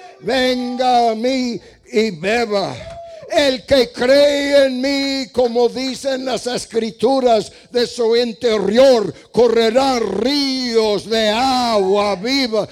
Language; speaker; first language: Spanish; non-native, fluent; English